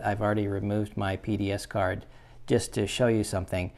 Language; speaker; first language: English; native; English